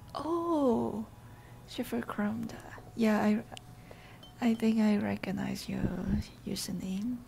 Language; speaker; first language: English; non-native, local second language; Cantonese